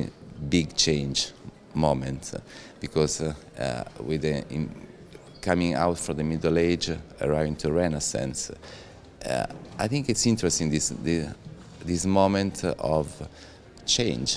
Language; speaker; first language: English; non-native, fluent; Italian